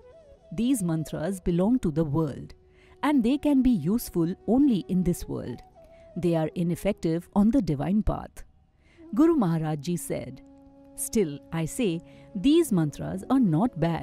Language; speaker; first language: English; non-native, local second language; Hindi